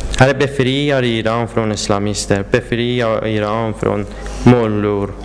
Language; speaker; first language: Swedish; non-native, learner; Persian